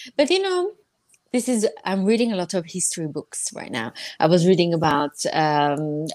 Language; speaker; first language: English; non-native, fluent; Persian